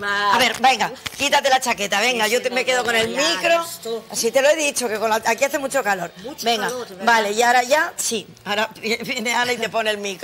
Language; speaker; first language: Spanish; native; Spanish